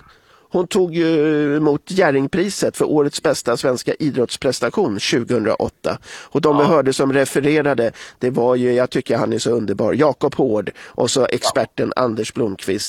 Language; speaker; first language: Swedish; native; Swedish